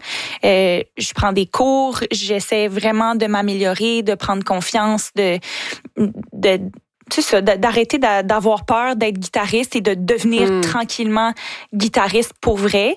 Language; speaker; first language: French; native; French